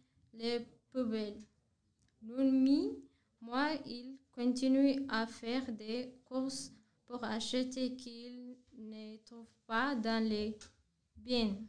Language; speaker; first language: French; non-native, learner; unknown